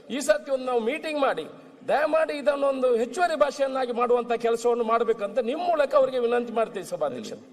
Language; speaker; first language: Kannada; non-native, local second language; Tulu